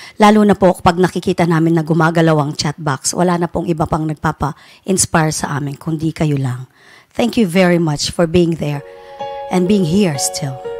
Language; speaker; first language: English; non-native, local second language; Filipino